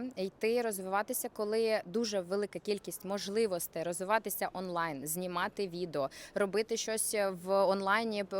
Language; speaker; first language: Ukrainian; native; Ukrainian